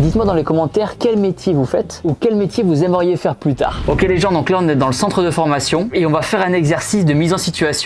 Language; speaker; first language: French; native; French